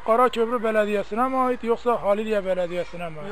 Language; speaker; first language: Turkish; native; Turkish